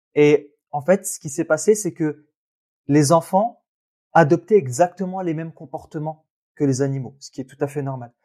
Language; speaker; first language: French; early bilingual, other home language; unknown